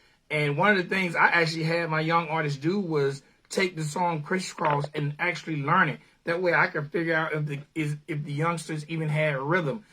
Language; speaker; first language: English; native; English